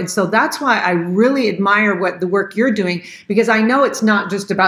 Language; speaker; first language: English; native; English